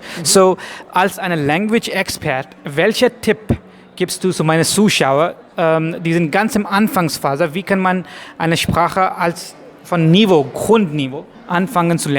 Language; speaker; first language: German; non-native, learner; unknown